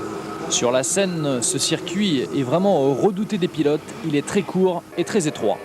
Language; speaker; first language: French; native; French